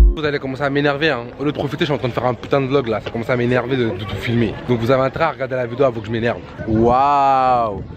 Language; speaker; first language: French; native; French